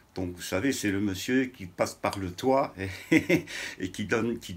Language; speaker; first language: French; native; French